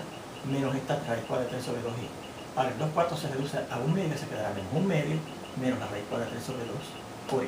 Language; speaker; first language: Spanish; native; Spanish